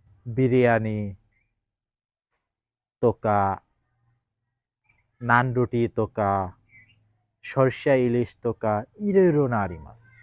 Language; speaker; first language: Japanese; non-native, learner; Bangla